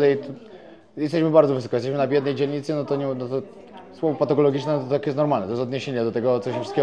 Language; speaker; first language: Polish; native; Polish